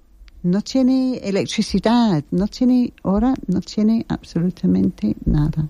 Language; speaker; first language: Spanish; non-native, fluent; English